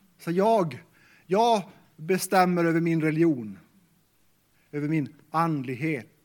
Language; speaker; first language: Swedish; non-native, local second language; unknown